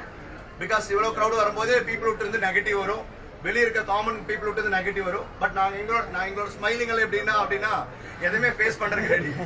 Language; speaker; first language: Tamil; native; Tamil